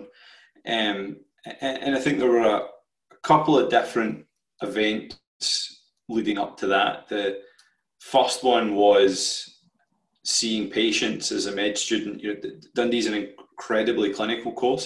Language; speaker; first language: English; native; English